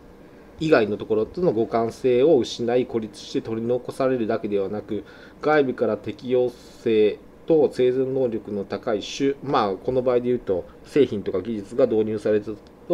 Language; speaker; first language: Japanese; native; Japanese